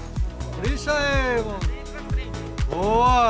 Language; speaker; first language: Portuguese; native; Portuguese